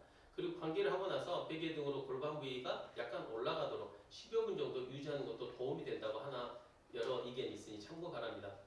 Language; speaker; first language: Korean; native; Korean